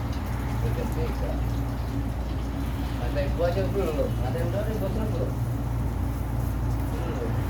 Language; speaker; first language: Indonesian; non-native, local second language; Sundanese